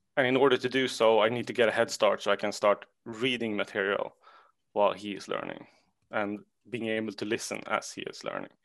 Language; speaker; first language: English; non-native, fluent; Swedish